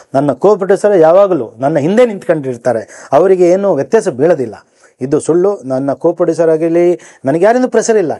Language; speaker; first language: Kannada; native; Kannada